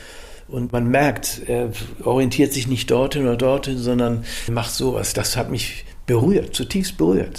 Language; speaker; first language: German; native; German